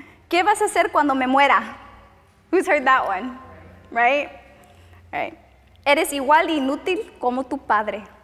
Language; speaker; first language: Spanish; early bilingual, other home language; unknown